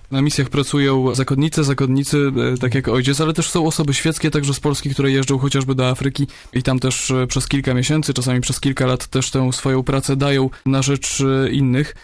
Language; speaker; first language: Polish; native; Polish